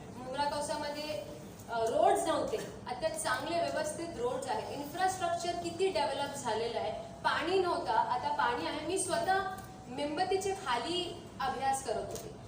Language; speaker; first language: Marathi; non-native, local second language; Urdu